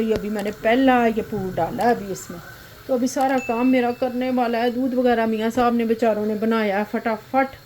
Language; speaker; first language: Urdu; non-native, local second language; Punjabi